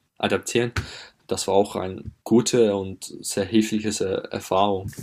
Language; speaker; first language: German; non-native, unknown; English